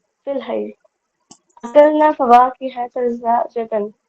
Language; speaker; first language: Arabic; non-native, learner; Urdu